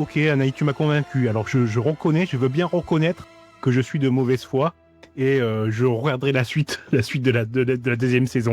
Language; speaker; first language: French; native; French